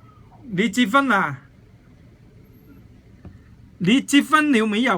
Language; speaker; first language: Chinese; non-native, local second language; Cantonese